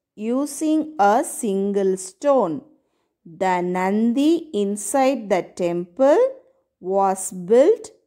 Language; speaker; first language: English; non-native, local second language; Tamil